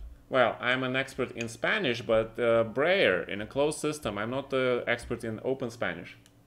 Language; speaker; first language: English; non-native, fluent; Russian